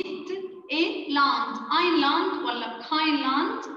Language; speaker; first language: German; non-native, fluent; Arabic